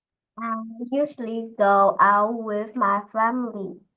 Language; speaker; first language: English; non-native, learner; Vietnamese